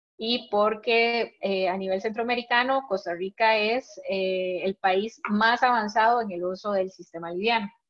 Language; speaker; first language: Spanish; native; Spanish